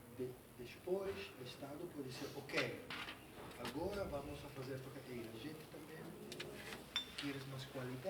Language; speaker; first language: Spanish; non-native, learner; Italian